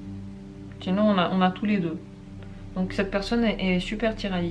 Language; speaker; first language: French; native; French